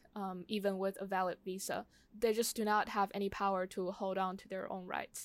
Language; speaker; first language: English; non-native, fluent; Chinese